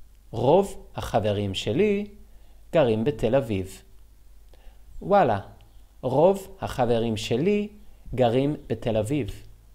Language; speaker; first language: Hebrew; non-native, fluent; English